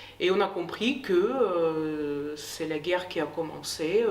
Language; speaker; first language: French; non-native, fluent; Ukrainian